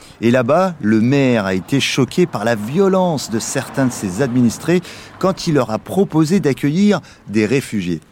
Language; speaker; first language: French; native; French